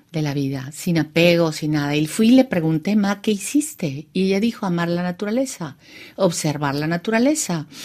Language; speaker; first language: Spanish; native; Spanish